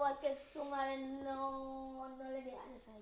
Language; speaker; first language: Spanish; early bilingual, other home language; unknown